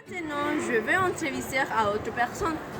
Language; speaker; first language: French; non-native, learner; Spanish